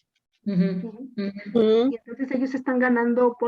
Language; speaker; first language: Spanish; native; Spanish